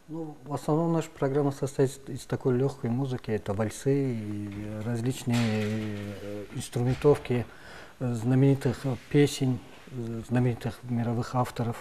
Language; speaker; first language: Russian; non-native, local second language; Tajik